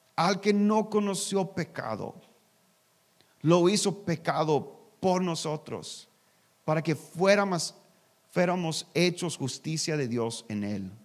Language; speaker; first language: Spanish; non-native, learner; English